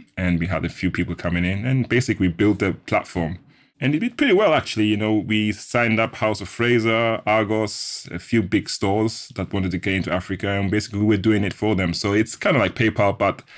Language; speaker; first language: English; non-native, fluent; German